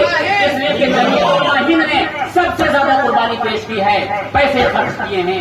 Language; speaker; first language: Urdu; native; Urdu